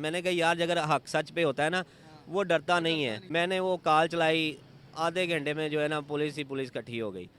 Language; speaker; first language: Urdu; non-native, local second language; Punjabi